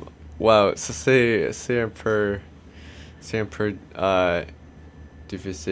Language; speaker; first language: French; non-native, learner; English